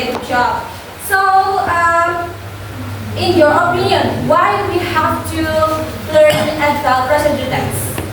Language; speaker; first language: English; non-native, learner; Indonesian